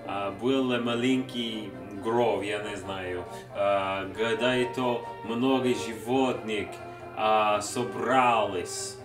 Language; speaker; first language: Russian; non-native, learner; English